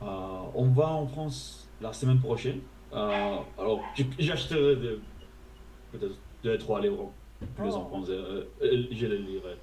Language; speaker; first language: French; non-native, fluent; Spanish